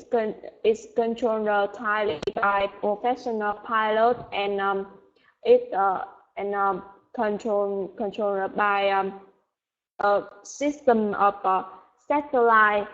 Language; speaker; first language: English; non-native, learner; Vietnamese